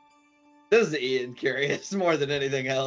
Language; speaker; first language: English; native; English